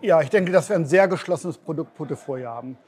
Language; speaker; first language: German; native; German